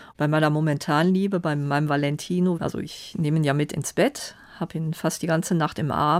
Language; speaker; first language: German; native; German